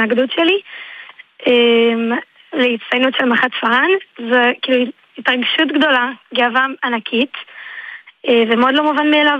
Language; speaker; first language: Hebrew; native; Hebrew